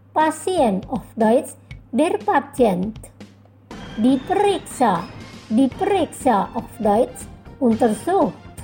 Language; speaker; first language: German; non-native, fluent; Indonesian